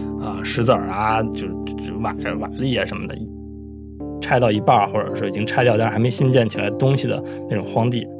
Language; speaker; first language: Chinese; native; Chinese